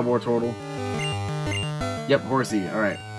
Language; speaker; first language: English; native; English